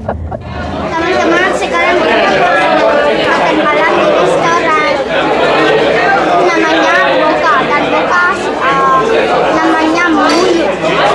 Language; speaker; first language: Indonesian; early bilingual, heritage; Spanish